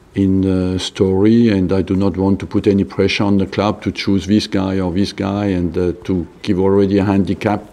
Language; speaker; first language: English; non-native, fluent; French